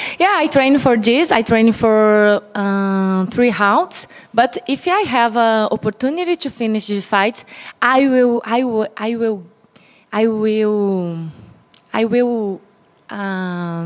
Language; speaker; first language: English; non-native, learner; Portuguese